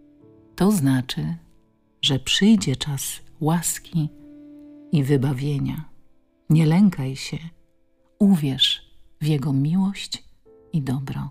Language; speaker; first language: Polish; native; Polish